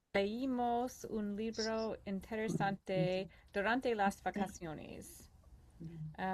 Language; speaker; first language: Spanish; non-native, learner; English